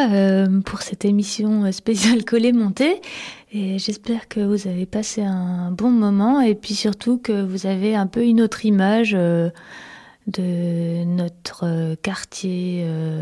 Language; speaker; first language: French; native; French